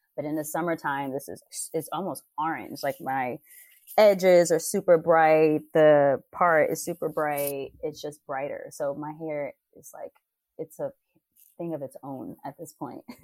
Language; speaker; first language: English; native; English